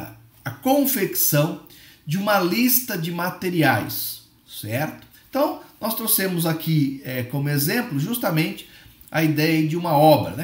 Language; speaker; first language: Portuguese; native; Portuguese